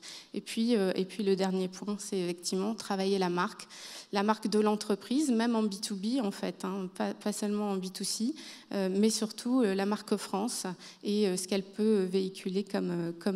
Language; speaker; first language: French; native; French